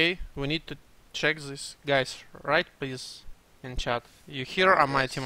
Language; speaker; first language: English; non-native, learner; Russian